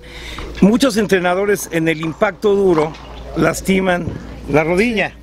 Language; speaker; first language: Spanish; native; Spanish